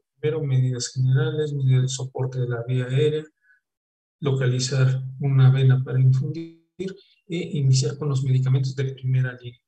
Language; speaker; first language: Spanish; native; Spanish